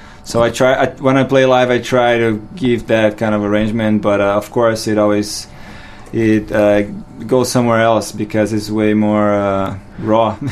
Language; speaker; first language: English; non-native, fluent; Portuguese